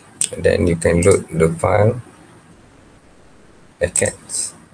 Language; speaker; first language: English; non-native, local second language; Malay